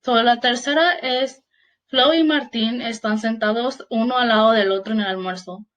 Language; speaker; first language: Spanish; early bilingual, heritage; Spanish